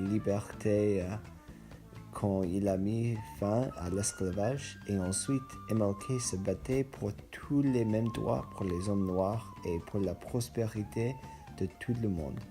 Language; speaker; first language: French; non-native, learner; English